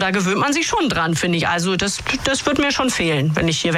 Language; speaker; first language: German; native; German